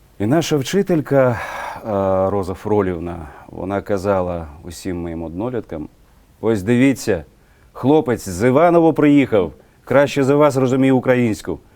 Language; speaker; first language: Ukrainian; non-native, local second language; Russian